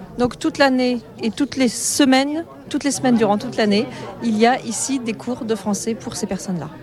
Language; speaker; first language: French; native; French